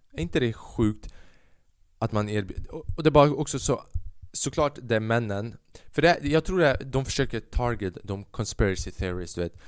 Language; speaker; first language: Swedish; early bilingual, other home language; Albanian